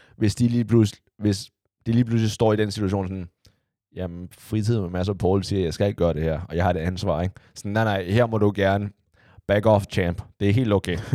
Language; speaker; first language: Danish; early bilingual, other home language; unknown